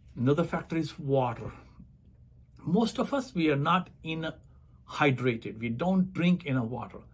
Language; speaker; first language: English; non-native, local second language; Punjabi